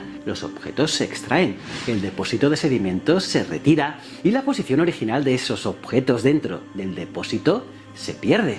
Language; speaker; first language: Spanish; native; Spanish